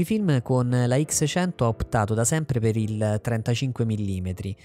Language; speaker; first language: Italian; native; Italian